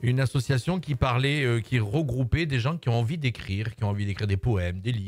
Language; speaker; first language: French; native; French